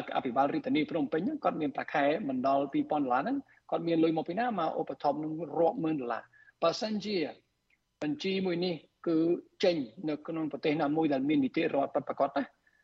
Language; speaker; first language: Khmer; non-native, fluent; Spanish